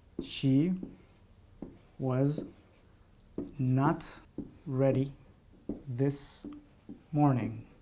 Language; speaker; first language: English; non-native, fluent; Spanish